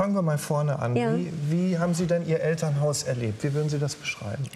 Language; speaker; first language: German; native; German